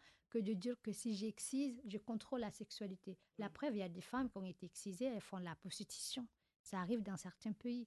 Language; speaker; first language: French; non-native, local second language; Fula